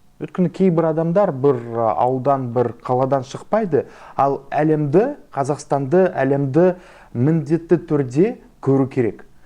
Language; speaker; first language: Kazakh; non-native, local second language; Russian